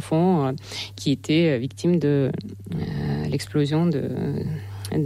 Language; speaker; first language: French; non-native, fluent; Russian